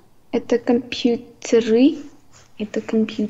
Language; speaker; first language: Russian; non-native, learner; Vietnamese